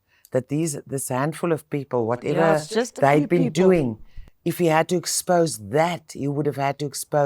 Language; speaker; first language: English; non-native, local second language; Afrikaans